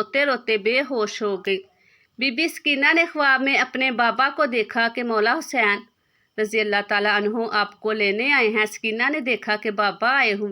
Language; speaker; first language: Urdu; native; Urdu